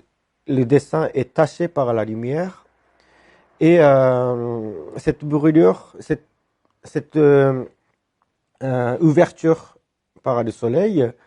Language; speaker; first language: French; non-native, fluent; Japanese